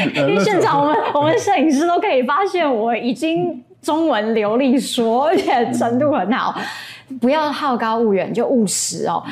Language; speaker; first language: Chinese; non-native, local second language; English